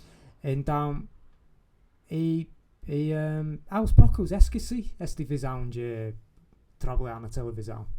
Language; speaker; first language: Portuguese; non-native, fluent; English